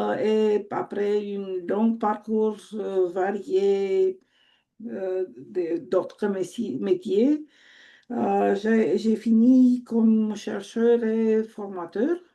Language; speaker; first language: French; non-native, learner; Romanian